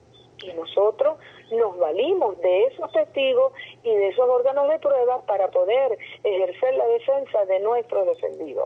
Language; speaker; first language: Spanish; native; Spanish